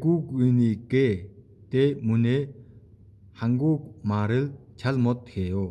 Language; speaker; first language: Korean; non-native, learner; Mongolian